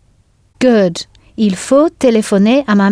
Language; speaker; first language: French; non-native, fluent; English